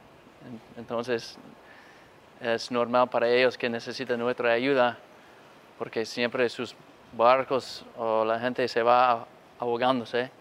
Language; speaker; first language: Spanish; non-native, fluent; English